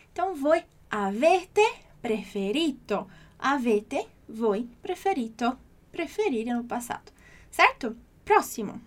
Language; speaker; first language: Italian; non-native, fluent; Portuguese